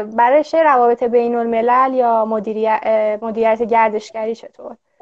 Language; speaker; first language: Persian; native; Persian